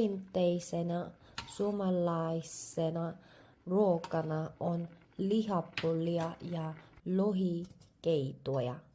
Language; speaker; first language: Finnish; non-native, learner; Korean